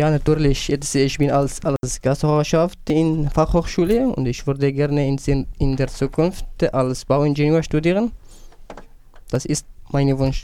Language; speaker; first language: German; non-native, learner; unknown